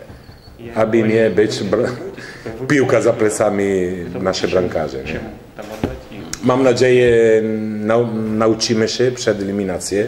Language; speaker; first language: Polish; non-native, learner; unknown